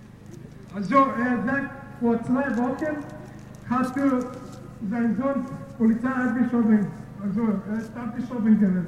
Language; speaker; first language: German; non-native, learner; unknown